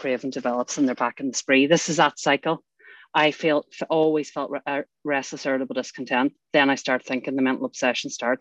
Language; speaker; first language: English; native; English